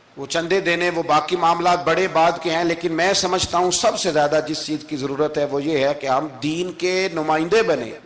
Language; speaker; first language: Urdu; non-native, local second language; Punjabi